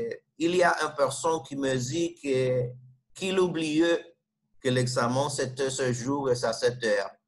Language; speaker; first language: French; non-native, fluent; Spanish